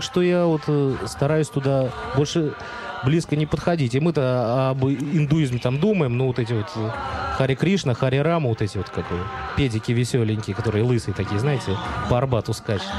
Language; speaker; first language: Russian; native; Russian